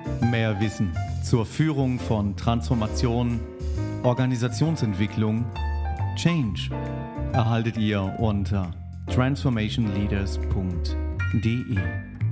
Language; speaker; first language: German; native; German